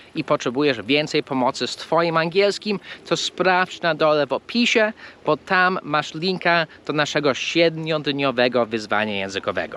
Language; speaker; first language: Polish; non-native, fluent; English